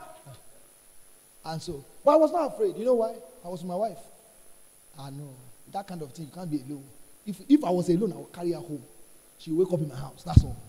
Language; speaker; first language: English; non-native, local second language; Yoruba